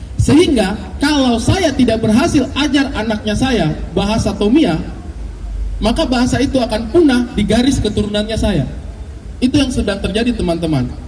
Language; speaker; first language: Indonesian; native; Indonesian